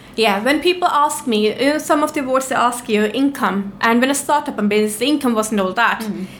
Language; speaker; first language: English; non-native, fluent; Norwegian